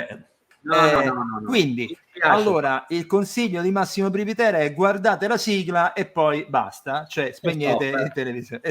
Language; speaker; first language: Italian; native; Italian